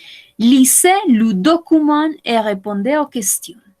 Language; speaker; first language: French; non-native, fluent; Spanish